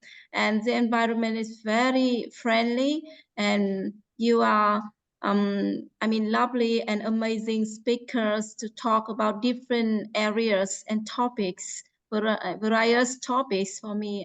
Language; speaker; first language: English; non-native, fluent; Vietnamese